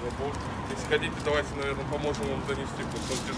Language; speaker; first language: Russian; native; Russian